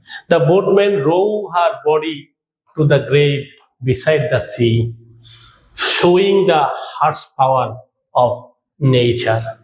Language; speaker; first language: English; non-native, local second language; Bangla